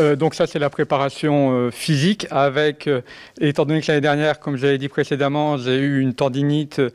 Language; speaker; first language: French; native; French